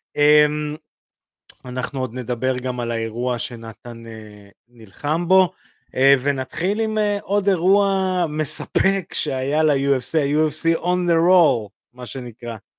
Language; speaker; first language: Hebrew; early bilingual, other home language; Russian